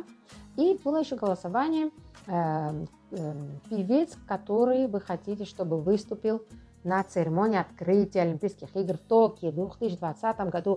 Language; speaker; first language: Russian; non-native, local second language; Georgian